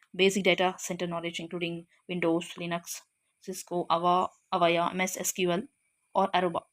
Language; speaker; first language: English; non-native, local second language; Kannada